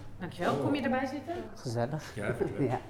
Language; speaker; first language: Dutch; non-native, learner; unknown